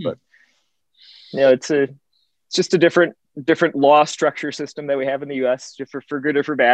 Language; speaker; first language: English; native; English